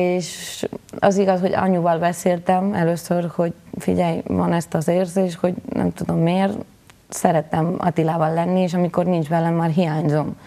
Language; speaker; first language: Hungarian; non-native, learner; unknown